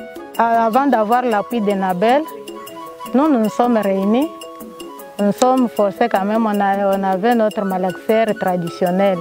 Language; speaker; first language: French; non-native, local second language; Luba-Lulua